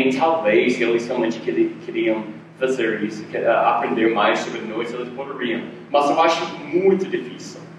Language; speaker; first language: Portuguese; non-native, fluent; English